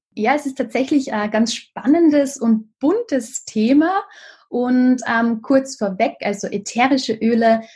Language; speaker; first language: German; native; German